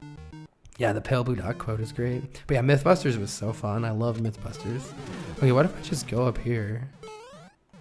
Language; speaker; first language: English; native; English